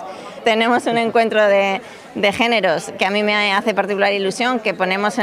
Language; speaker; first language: Spanish; native; Spanish